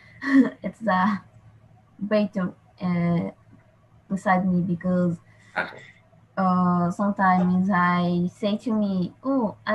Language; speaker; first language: English; non-native, learner; Portuguese